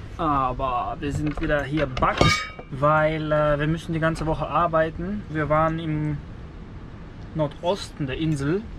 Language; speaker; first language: German; native; German